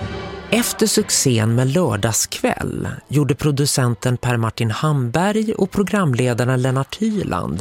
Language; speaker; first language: Swedish; native; Swedish